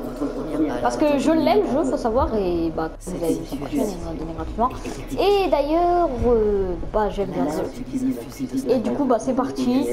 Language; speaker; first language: French; native; French